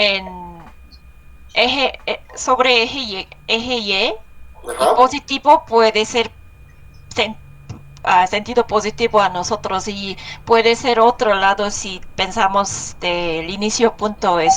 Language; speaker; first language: Spanish; non-native, learner; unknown